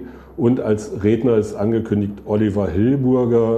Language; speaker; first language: German; native; German